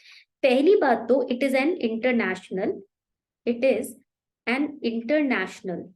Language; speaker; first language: Hindi; native; Hindi